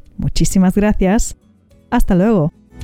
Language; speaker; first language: Spanish; non-native, fluent; Polish